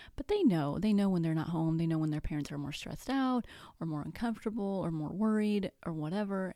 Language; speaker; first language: English; non-native, fluent; Spanish